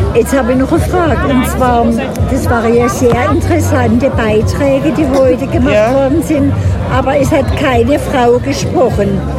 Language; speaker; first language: German; native; German